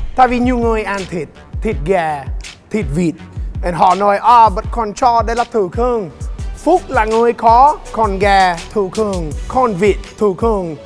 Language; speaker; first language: Vietnamese; non-native, learner; English